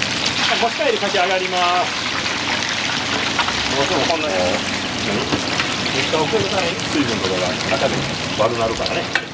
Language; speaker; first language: Japanese; native; Japanese